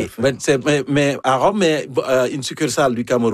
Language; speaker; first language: French; native; French